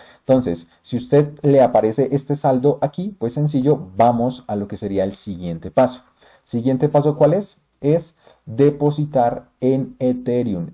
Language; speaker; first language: Spanish; native; Spanish